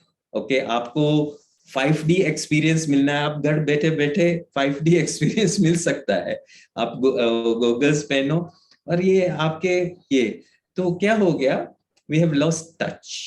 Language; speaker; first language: Hindi; native; Hindi